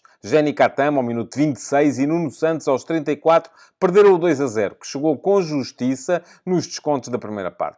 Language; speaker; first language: Portuguese; native; Portuguese